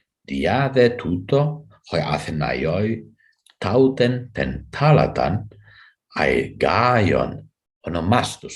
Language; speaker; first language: Greek; non-native, fluent; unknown